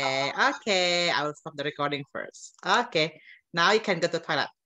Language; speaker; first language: English; non-native, fluent; Indonesian